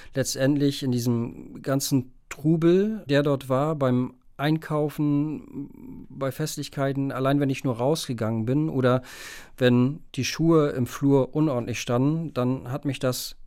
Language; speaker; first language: German; native; German